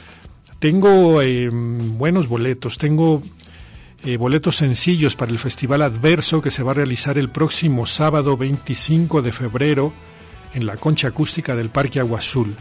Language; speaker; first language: Spanish; native; Spanish